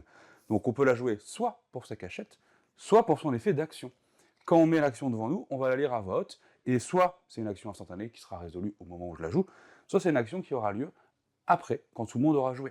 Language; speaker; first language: French; native; French